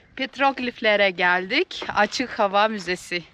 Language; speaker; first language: Turkish; non-native, fluent; Kyrgyz